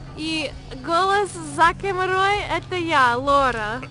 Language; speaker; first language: Russian; non-native, learner; English